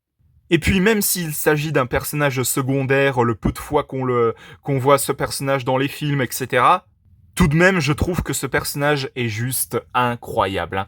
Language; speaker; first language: French; native; French